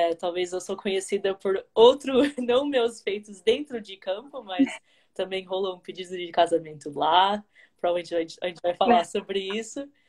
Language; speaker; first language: Portuguese; early bilingual, heritage; English